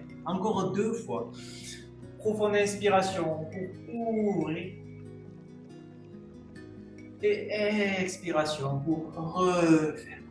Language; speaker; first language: French; native; French